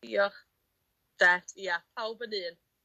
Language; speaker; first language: Welsh; native; Welsh